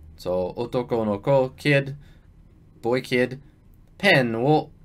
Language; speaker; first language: English; native; English